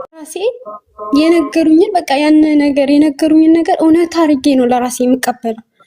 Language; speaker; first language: Amharic; native; Amharic